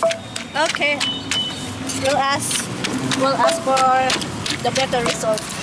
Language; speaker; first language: English; non-native, learner; Thai